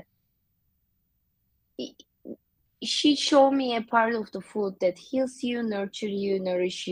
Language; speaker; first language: English; non-native, fluent; Turkish